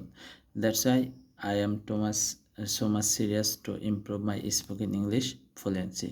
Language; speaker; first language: English; non-native, learner; Bangla